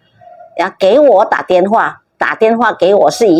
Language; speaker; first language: Chinese; non-native, fluent; Indonesian